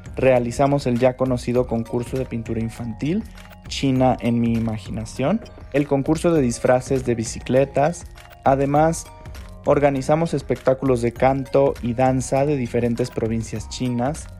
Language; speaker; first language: Spanish; non-native, fluent; Chinese